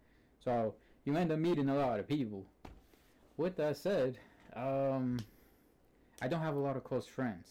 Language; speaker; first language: English; native; English